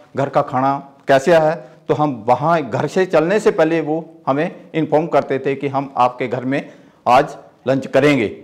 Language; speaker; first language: Hindi; native; Hindi